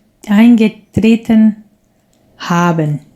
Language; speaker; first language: German; non-native, learner; Portuguese